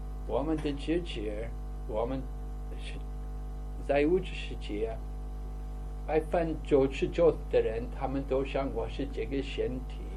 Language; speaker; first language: Chinese; non-native, fluent; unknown